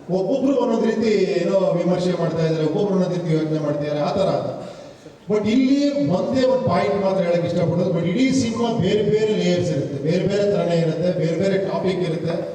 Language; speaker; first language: Kannada; native; Kannada